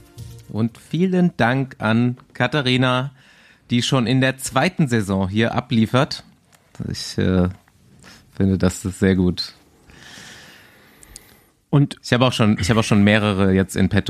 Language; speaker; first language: German; native; German